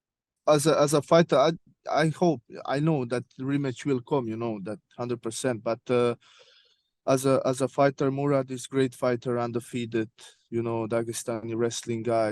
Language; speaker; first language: English; non-native, learner; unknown